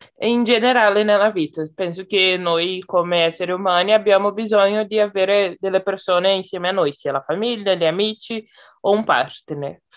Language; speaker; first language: Italian; non-native, fluent; Portuguese